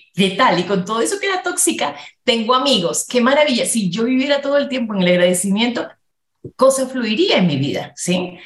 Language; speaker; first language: Spanish; native; Spanish